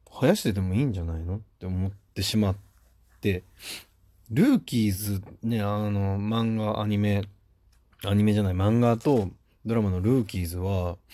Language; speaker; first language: Japanese; native; Japanese